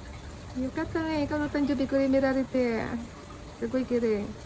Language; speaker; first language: Japanese; non-native, learner; Filipino